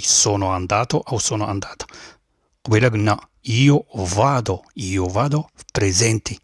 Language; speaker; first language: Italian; non-native, fluent; Arabic